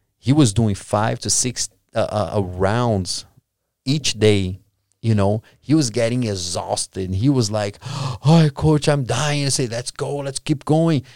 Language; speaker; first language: English; non-native, fluent; Portuguese